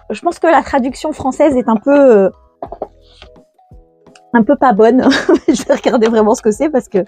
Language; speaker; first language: French; native; French